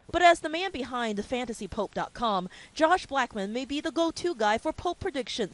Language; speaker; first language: English; native; English